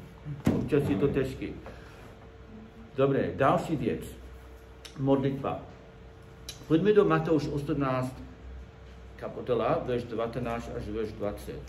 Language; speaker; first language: Czech; non-native, learner; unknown